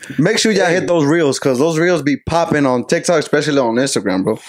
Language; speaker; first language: English; early bilingual, other home language; Spanish